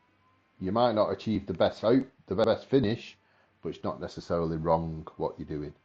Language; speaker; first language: English; native; English